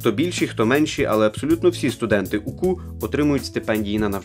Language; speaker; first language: Ukrainian; native; Ukrainian